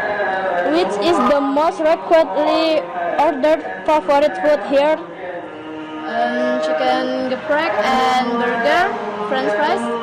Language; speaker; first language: English; non-native, learner; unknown